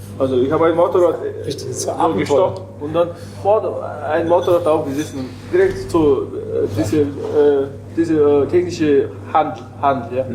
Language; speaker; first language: German; non-native, learner; Mongolian